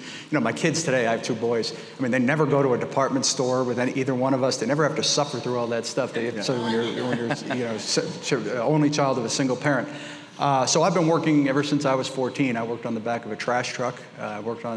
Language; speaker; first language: English; native; English